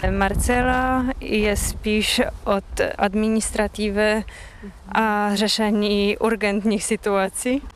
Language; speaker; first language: Czech; non-native, fluent; Polish